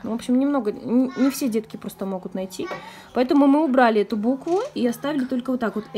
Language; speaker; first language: Russian; native; Russian